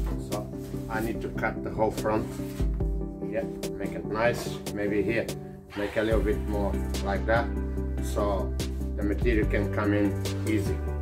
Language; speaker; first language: English; non-native, fluent; Portuguese